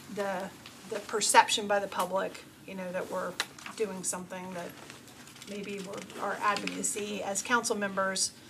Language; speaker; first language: English; native; English